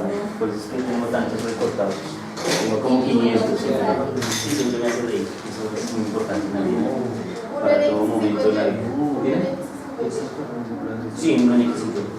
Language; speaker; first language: Spanish; native; Spanish